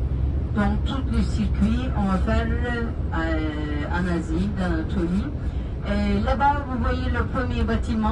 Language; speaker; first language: French; non-native, fluent; Turkish